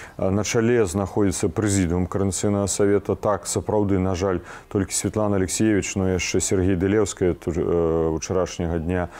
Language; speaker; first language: Belarusian; native; Belarusian